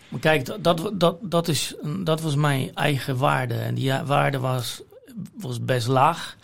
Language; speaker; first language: Dutch; non-native, fluent; Polish